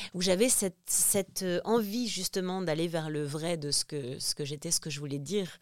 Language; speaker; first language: French; native; French